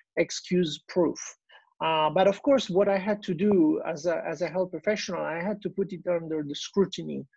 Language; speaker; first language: English; non-native, fluent; Italian